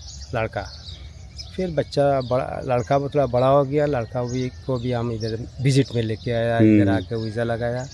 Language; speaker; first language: Hindi; non-native, fluent; Pashto